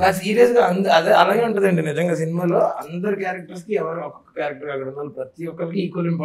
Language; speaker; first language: Telugu; native; Telugu